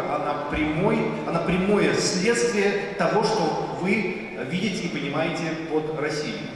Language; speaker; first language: Russian; native; Russian